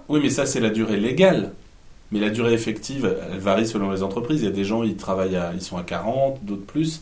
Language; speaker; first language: French; native; French